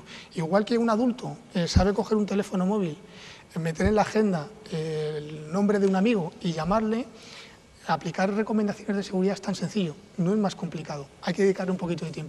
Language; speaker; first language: Spanish; native; Spanish